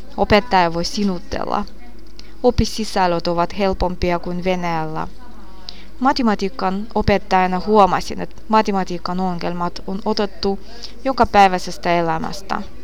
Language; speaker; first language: Finnish; non-native, fluent; Russian